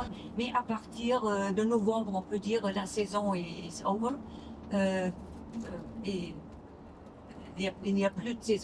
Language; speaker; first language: French; non-native, fluent; English